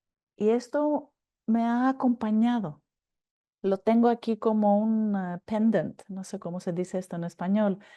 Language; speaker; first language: Spanish; non-native, fluent; Greek